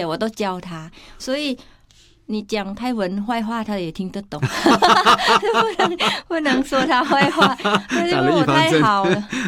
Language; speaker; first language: Chinese; non-native, fluent; Thai